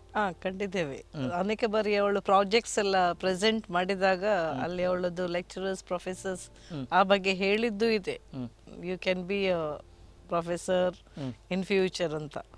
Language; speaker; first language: Kannada; non-native, local second language; Konkani